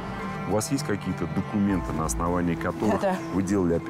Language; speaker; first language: Russian; native; Russian